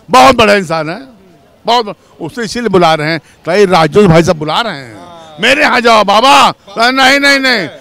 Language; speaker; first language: Hindi; native; Hindi